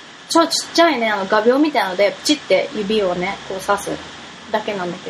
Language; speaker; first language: Japanese; early bilingual, heritage; Japanese